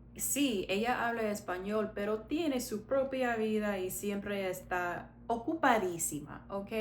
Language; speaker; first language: Spanish; non-native, fluent; English